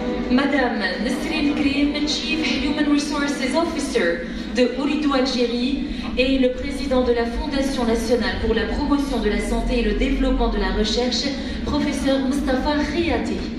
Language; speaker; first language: French; non-native, local second language; Arabic